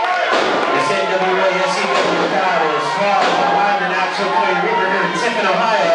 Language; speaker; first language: English; native; English